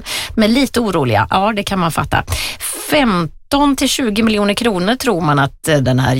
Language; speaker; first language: Swedish; native; Swedish